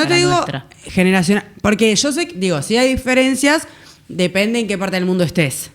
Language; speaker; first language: Spanish; native; Spanish